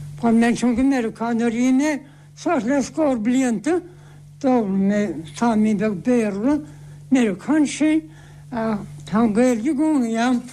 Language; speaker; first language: Irish; native; Irish